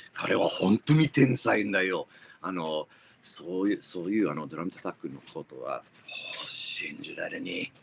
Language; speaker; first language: Japanese; non-native, fluent; English